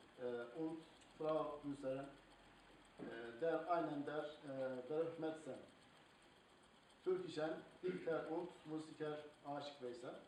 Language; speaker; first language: German; non-native, learner; Turkish